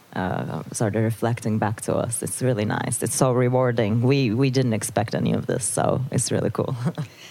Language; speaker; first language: English; non-native, fluent; Turkish